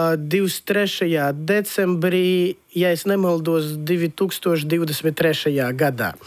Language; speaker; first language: Latvian; non-native, local second language; Russian